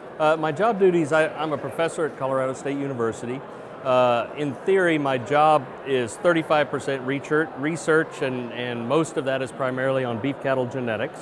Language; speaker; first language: English; native; English